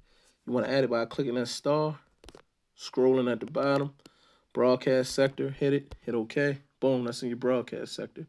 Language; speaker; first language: English; native; English